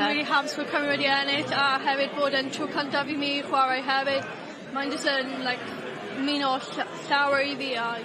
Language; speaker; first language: Welsh; non-native, local second language; English